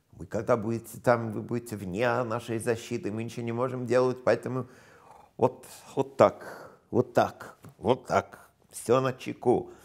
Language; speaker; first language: Russian; non-native, fluent; English